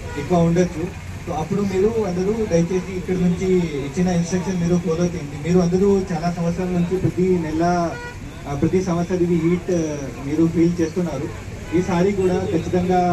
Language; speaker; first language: Telugu; non-native, fluent; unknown